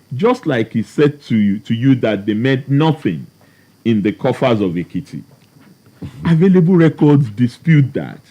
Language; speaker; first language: English; non-native, local second language; Yoruba